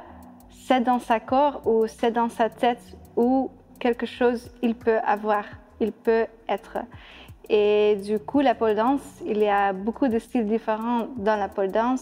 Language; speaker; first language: French; non-native, fluent; Dutch